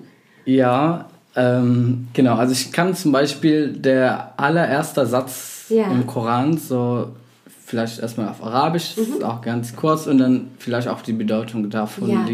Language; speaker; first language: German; non-native, fluent; Arabic